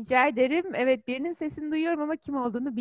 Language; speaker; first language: Turkish; native; Turkish